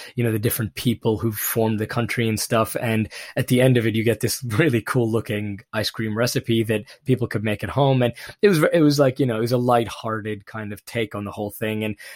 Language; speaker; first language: English; non-native, local second language; Urdu